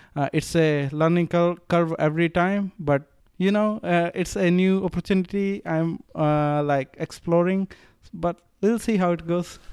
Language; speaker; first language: English; non-native, local second language; Punjabi